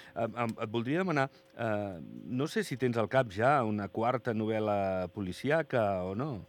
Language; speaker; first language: Catalan; native; Catalan